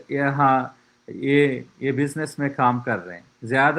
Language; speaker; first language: Hindi; non-native, local second language; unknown